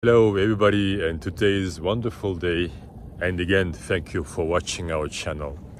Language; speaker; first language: English; non-native, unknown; Mongolian